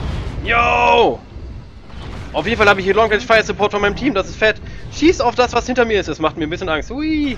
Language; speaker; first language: German; native; German